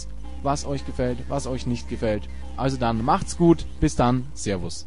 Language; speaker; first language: German; native; German